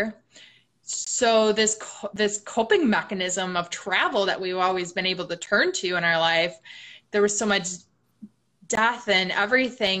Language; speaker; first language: English; native; English